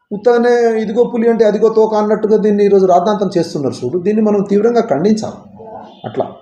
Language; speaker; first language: Telugu; native; Telugu